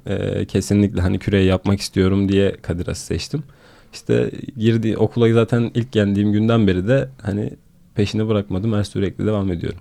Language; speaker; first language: Turkish; native; Turkish